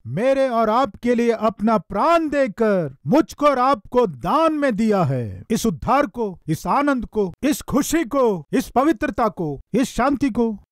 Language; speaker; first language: Hindi; non-native, local second language; Telugu